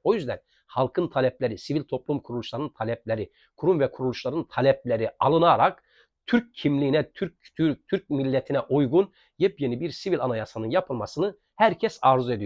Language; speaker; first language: Turkish; native; Turkish